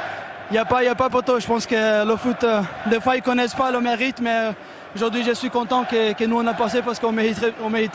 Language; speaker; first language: French; non-native, fluent; Portuguese